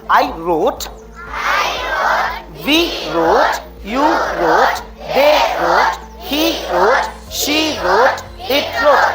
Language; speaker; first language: English; non-native, local second language; Telugu